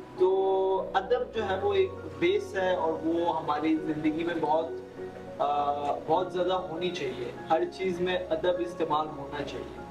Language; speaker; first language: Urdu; early bilingual, heritage; Urdu